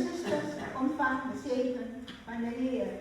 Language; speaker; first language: Dutch; early bilingual, other home language; Malay